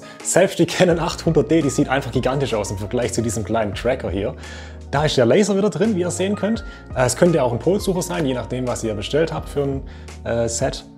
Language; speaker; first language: German; native; German